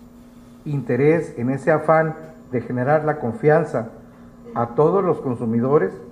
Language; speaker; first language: Spanish; native; Spanish